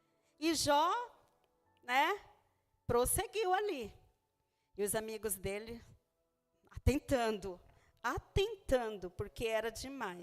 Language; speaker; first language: Portuguese; native; Portuguese